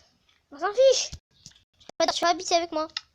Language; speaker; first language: French; native; French